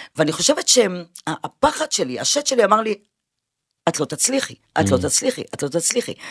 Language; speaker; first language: Hebrew; early bilingual, other home language; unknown